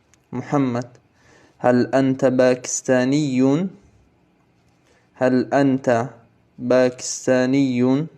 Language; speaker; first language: Arabic; non-native, fluent; Tajik